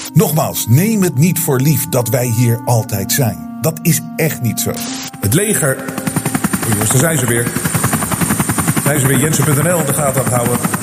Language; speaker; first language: Dutch; native; Dutch